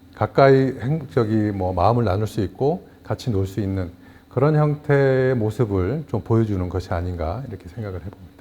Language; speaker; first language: Korean; native; Korean